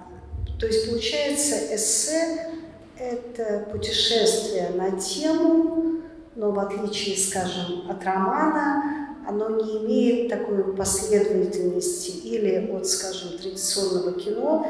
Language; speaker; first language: Russian; native; Russian